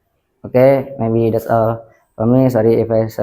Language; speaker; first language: English; non-native, learner; Indonesian